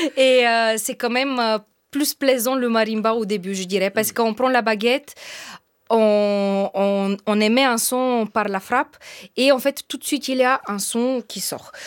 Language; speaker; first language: French; non-native, fluent; Bulgarian